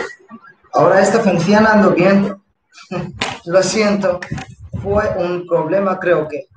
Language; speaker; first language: Spanish; non-native, fluent; Hindi